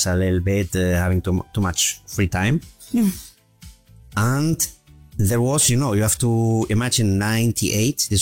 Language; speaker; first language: English; non-native, fluent; German